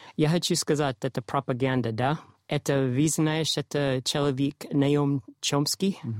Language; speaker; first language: Russian; non-native, learner; English